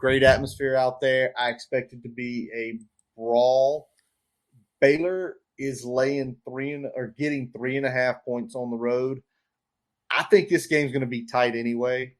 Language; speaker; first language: English; native; English